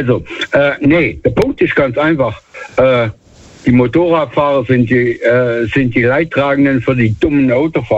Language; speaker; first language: German; native; German